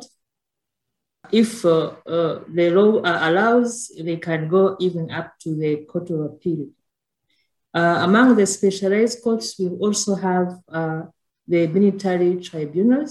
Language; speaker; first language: English; non-native, local second language; Kinyarwanda